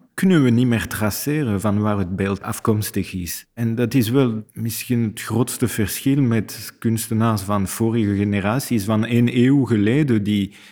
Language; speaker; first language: Dutch; non-native, fluent; French